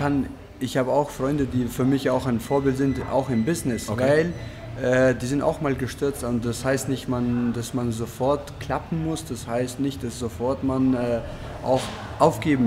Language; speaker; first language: German; non-native, fluent; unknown